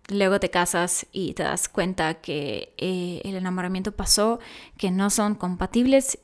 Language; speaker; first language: Spanish; non-native, fluent; Russian